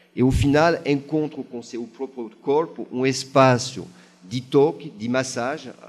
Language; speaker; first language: Portuguese; non-native, fluent; French